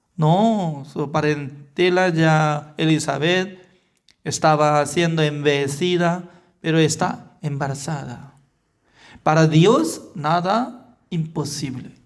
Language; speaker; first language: Spanish; non-native, fluent; Korean